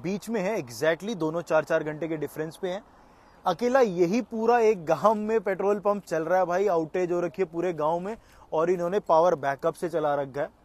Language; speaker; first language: Hindi; native; Hindi